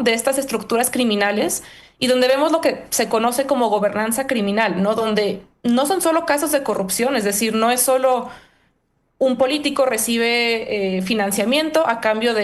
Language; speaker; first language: Spanish; native; Spanish